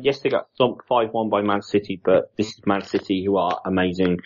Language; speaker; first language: English; native; English